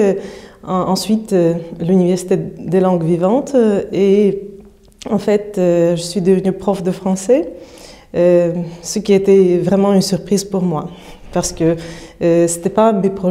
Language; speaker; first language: French; non-native, fluent; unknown